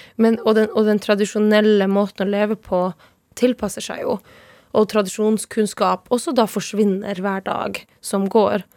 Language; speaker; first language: Norwegian; non-native, local second language; Northern Sami